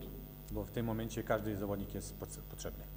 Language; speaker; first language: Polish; non-native, learner; Serbian